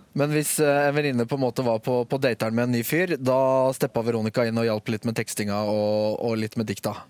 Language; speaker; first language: Norwegian; native; Norwegian